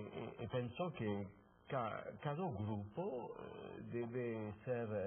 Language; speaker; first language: Spanish; non-native, fluent; French